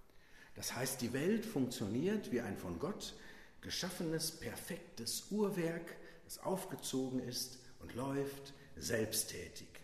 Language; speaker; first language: German; native; German